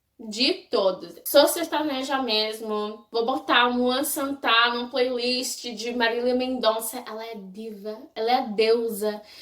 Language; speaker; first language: Portuguese; non-native, fluent; English